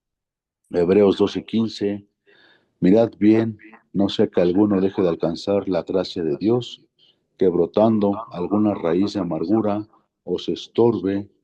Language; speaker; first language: Spanish; native; Spanish